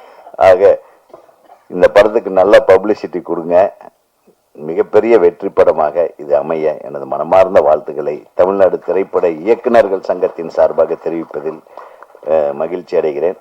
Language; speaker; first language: Tamil; native; Tamil